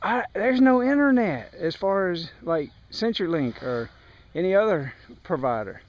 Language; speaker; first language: English; native; English